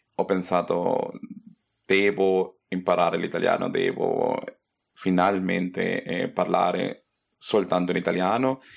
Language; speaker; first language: Italian; non-native, learner; Spanish